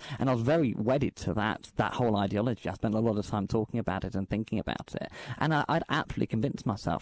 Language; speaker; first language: English; native; English